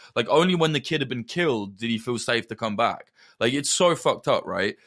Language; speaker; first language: English; native; English